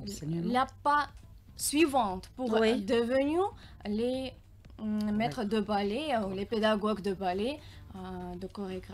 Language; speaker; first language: French; non-native, learner; Russian